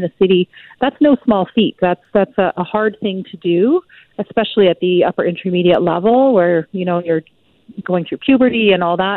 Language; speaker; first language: English; native; English